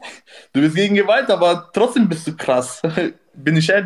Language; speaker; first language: German; non-native, learner; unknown